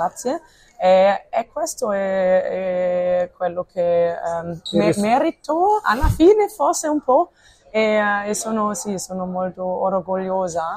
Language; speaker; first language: Italian; non-native, fluent; German